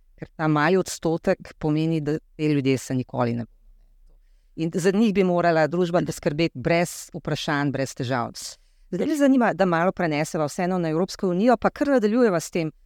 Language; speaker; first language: Slovenian; native; Slovenian